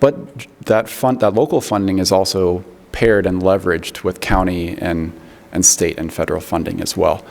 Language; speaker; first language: English; native; English